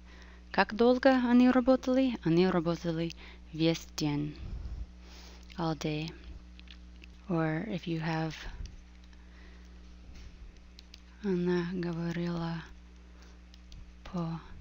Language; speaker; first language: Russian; non-native, fluent; English